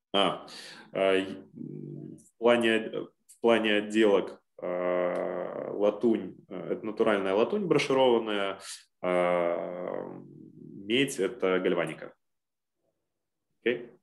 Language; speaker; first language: Russian; native; Russian